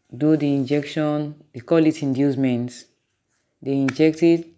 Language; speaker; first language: English; non-native, local second language; Yoruba